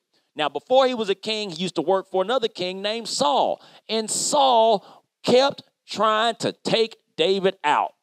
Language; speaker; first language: English; native; English